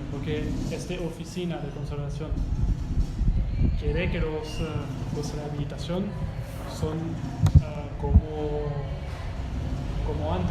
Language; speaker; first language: Spanish; non-native, learner; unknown